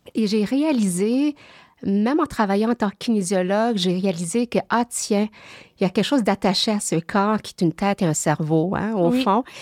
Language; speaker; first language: French; early bilingual, other home language; Vietnamese